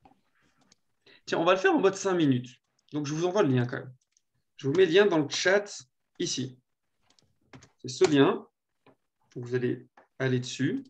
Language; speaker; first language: French; native; French